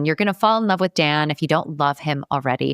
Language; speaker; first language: English; native; English